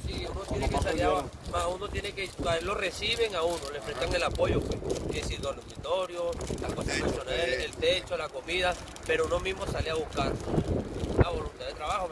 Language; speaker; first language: Spanish; native; Spanish